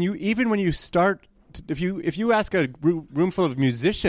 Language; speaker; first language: English; early bilingual, other home language; Hebrew